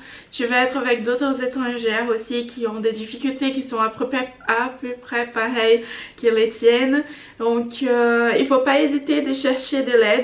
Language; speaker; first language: French; non-native, fluent; Portuguese